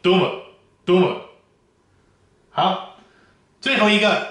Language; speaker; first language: Chinese; non-native, fluent; Dutch